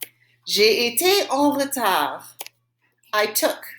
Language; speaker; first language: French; non-native, fluent; English